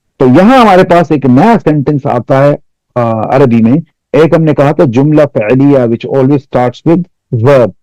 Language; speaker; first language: Urdu; non-native, local second language; Pashto